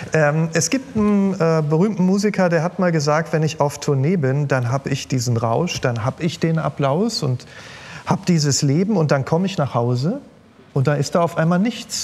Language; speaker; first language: German; native; German